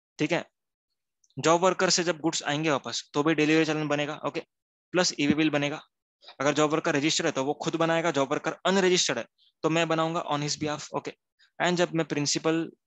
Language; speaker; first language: Hindi; non-native, local second language; Gujarati